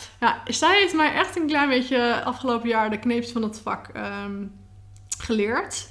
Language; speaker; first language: Dutch; native; Dutch